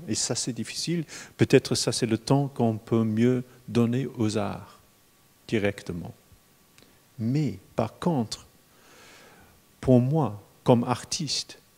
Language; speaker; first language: French; non-native, fluent; English